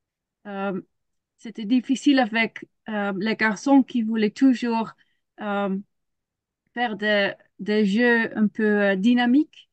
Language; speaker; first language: French; non-native, learner; Dutch